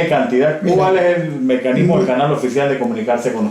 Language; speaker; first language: Spanish; native; Spanish